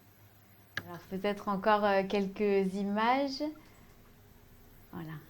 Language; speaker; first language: French; native; French